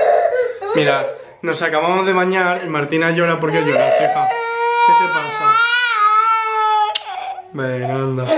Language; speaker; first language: Spanish; native; Spanish